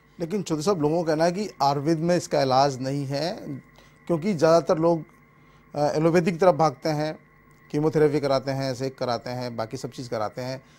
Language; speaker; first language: Hindi; native; Hindi